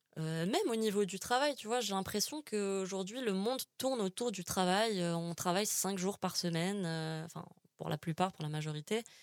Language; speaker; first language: French; non-native, local second language; Arabic